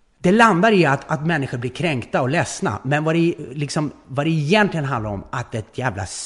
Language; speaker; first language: Swedish; native; Swedish